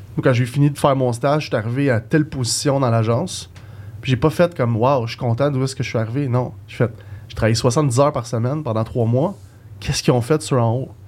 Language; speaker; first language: French; native; French